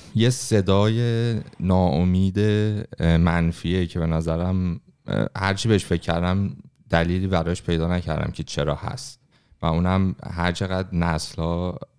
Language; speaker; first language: Persian; native; Persian